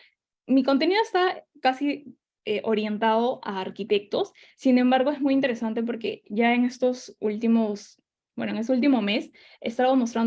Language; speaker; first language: Spanish; native; Spanish